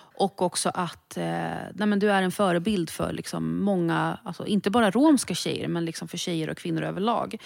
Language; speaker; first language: Swedish; native; Swedish